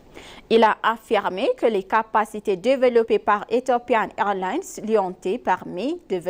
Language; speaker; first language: French; non-native, fluent; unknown